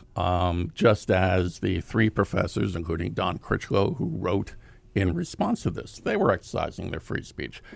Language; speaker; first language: English; native; English